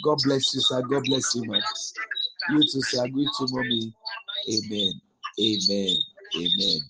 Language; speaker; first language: English; non-native, local second language; Yoruba